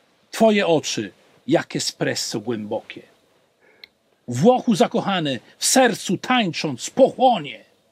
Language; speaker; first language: Polish; non-native, fluent; Italian